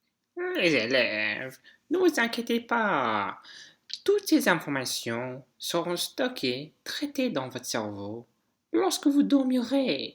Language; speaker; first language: French; non-native, fluent; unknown